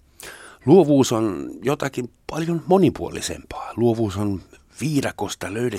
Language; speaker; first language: Finnish; native; Finnish